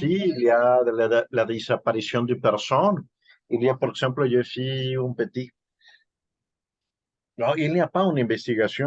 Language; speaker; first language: French; non-native, learner; Spanish